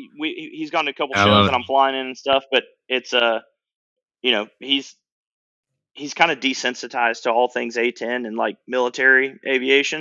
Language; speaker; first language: English; native; English